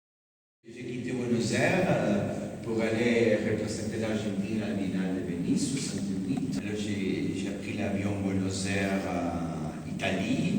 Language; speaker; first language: French; non-native, fluent; Spanish